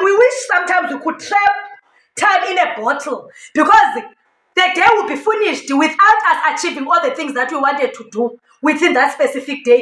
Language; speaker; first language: English; non-native, local second language; Xhosa